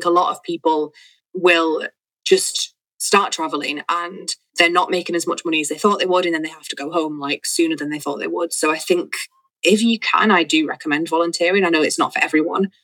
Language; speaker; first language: English; native; English